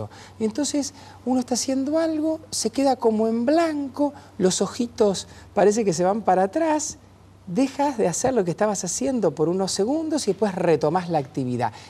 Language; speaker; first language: Spanish; native; Spanish